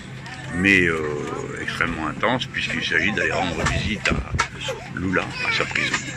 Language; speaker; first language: French; native; French